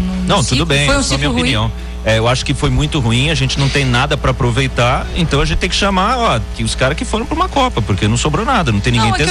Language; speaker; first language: Portuguese; native; Portuguese